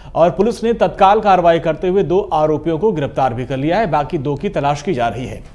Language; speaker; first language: Hindi; native; Hindi